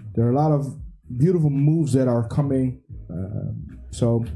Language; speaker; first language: English; early bilingual, heritage; English